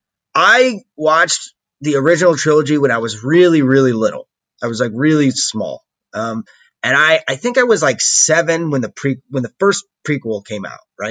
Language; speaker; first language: English; native; English